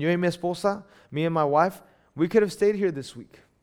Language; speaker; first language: English; early bilingual, other home language; Spanish